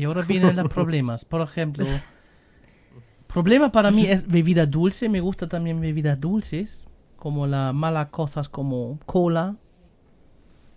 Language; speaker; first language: Spanish; non-native, fluent; German